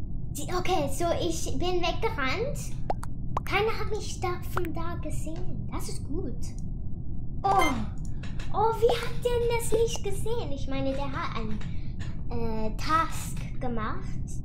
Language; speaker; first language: German; non-native, learner; English